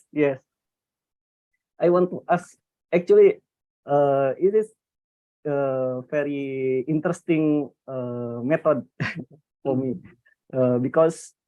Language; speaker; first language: English; non-native, learner; Indonesian